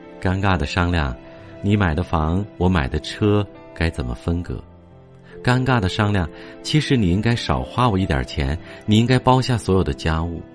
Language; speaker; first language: Chinese; native; Chinese